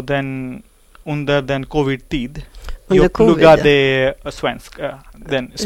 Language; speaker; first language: Swedish; non-native, learner; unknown